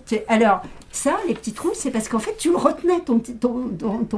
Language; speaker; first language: French; native; French